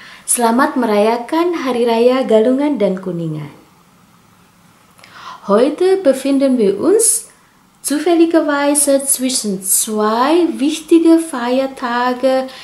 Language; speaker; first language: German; non-native, fluent; Indonesian